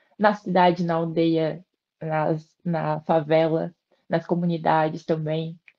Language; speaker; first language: Portuguese; native; Portuguese